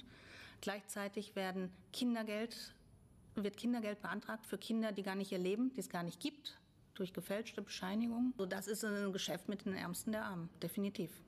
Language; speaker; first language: German; native; German